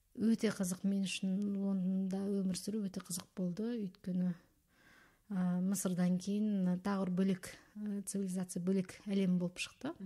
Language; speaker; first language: Kazakh; early bilingual, heritage; Kazakh